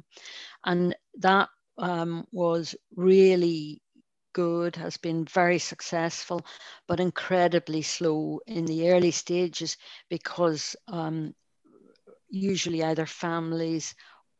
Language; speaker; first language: English; native; English